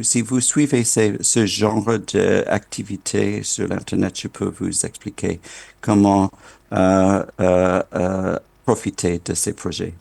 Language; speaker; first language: French; non-native, fluent; English